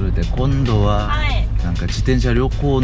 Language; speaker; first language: Japanese; non-native, learner; Korean